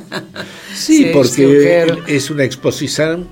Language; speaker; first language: Portuguese; non-native, fluent; Spanish